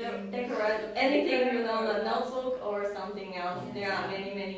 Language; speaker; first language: English; non-native, learner; Chinese